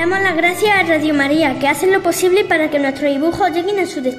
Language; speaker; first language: Spanish; native; Spanish